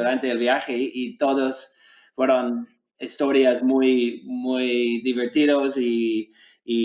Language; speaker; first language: Spanish; non-native, learner; English